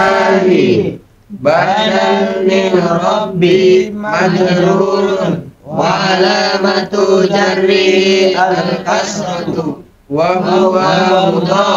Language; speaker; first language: Arabic; non-native, learner; Indonesian